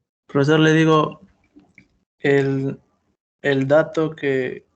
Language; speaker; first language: Spanish; native; Spanish